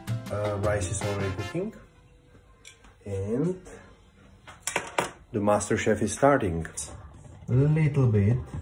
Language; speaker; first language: English; non-native, fluent; Czech